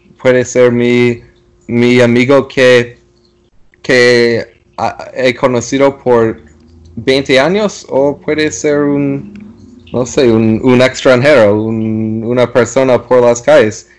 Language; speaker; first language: Spanish; non-native, learner; English